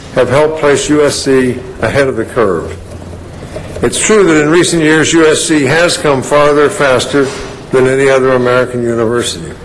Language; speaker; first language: English; native; English